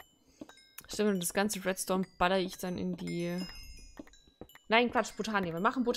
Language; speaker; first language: German; native; German